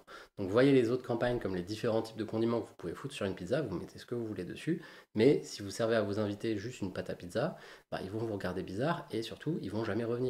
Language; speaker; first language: French; native; French